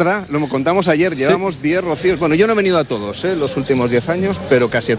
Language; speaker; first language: Spanish; native; Spanish